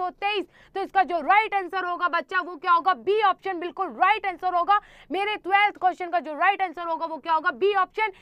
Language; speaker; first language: Hindi; native; Hindi